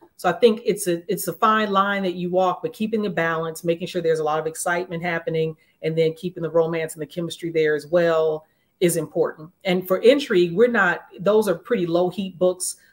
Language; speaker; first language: English; native; English